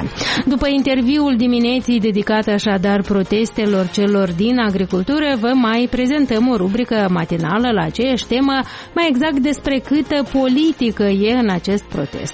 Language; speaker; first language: Romanian; native; Romanian